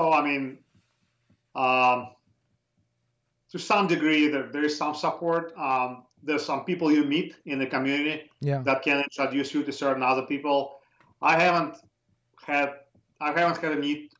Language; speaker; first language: English; non-native, fluent; Russian